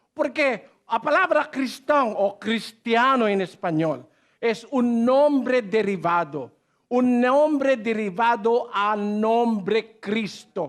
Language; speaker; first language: Portuguese; non-native, learner; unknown